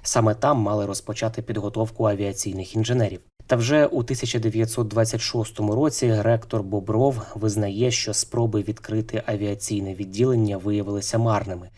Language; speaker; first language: Ukrainian; native; Ukrainian